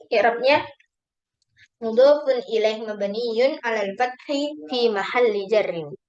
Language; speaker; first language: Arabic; non-native, learner; Indonesian